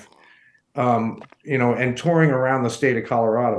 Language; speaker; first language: English; native; English